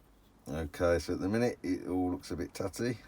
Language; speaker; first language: English; native; English